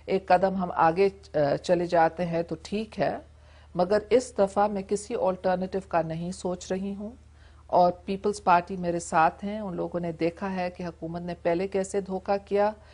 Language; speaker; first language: Urdu; non-native, local second language; English